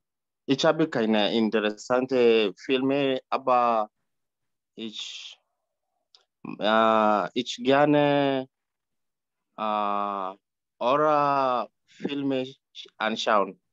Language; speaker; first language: German; non-native, learner; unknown